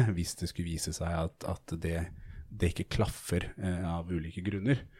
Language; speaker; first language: Norwegian; native; Norwegian